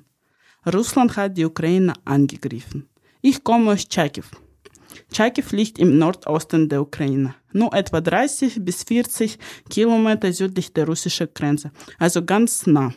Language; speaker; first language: German; non-native, fluent; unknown